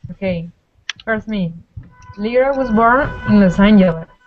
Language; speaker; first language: English; non-native, learner; Spanish